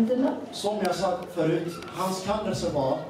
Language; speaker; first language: Swedish; non-native, fluent; Amharic